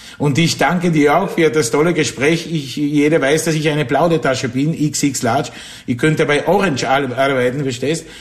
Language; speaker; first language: German; non-native, fluent; Polish